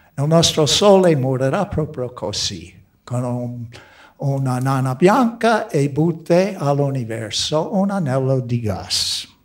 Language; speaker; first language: Italian; non-native, fluent; English